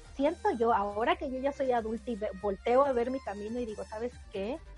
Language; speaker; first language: Spanish; native; Spanish